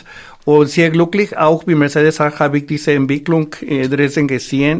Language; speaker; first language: German; non-native, fluent; Spanish